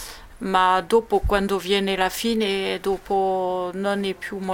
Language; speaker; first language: Italian; non-native, learner; French